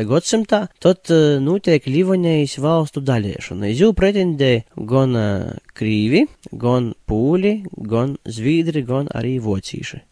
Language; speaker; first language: Latvian; native; Latvian